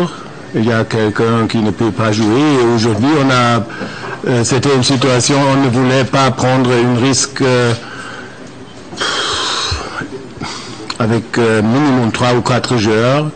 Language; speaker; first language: French; non-native, fluent; German